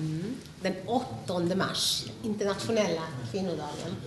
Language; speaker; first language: Swedish; early bilingual, other home language; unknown